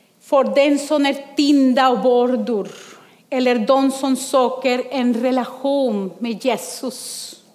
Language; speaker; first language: Swedish; non-native, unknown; Spanish